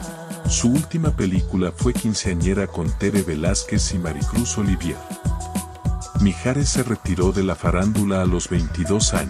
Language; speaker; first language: Spanish; native; Spanish